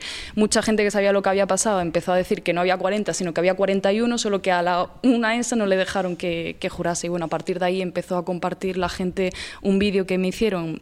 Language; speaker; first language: Spanish; native; Spanish